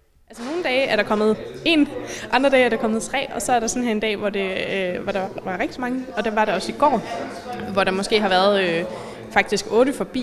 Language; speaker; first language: Danish; native; Danish